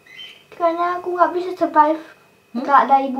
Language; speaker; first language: Indonesian; early bilingual, heritage; Spanish